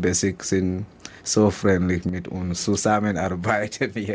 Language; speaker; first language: German; non-native, learner; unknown